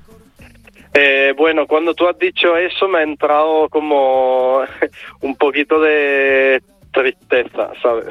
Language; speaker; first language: Spanish; non-native, fluent; Italian